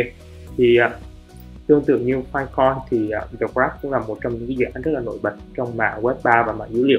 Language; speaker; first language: Vietnamese; native; Vietnamese